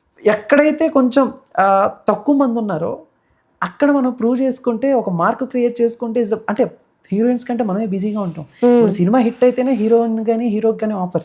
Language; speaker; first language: Telugu; native; Telugu